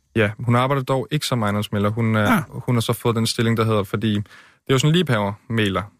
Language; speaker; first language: Danish; native; Danish